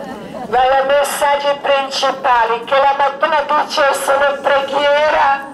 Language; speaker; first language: Italian; non-native, learner; Croatian